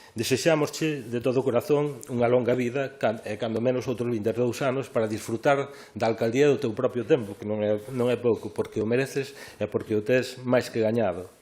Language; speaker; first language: Galician; native; Galician